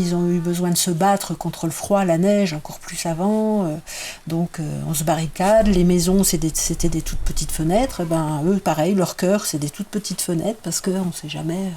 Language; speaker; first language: French; native; French